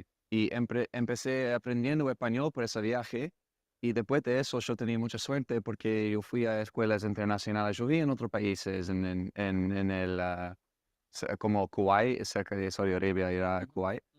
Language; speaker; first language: Spanish; non-native, fluent; English